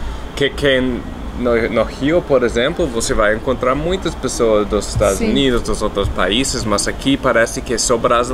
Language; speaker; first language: Portuguese; non-native, fluent; English